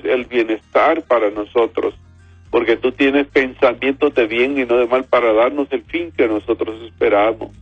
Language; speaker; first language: Spanish; native; Spanish